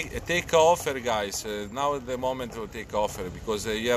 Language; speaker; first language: English; non-native, learner; Italian